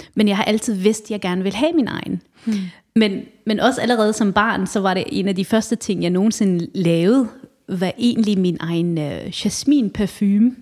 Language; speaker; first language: Danish; early bilingual, other home language; Arabic